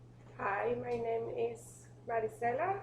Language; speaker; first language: English; non-native, learner; Spanish